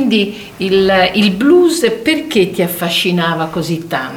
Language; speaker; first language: Italian; native; Italian